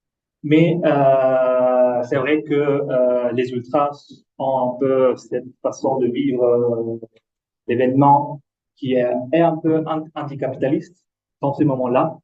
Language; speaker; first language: French; non-native, fluent; Italian